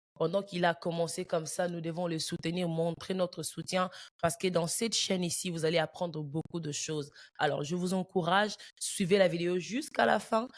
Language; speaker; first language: French; early bilingual, heritage; French